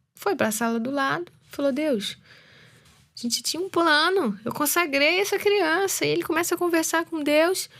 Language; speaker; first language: Portuguese; native; Portuguese